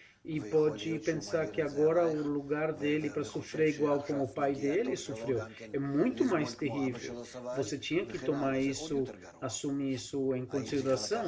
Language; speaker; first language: Portuguese; non-native, fluent; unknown